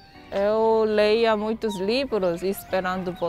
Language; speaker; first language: Portuguese; non-native, fluent; Korean